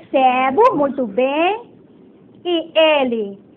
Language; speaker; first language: Portuguese; non-native, fluent; Spanish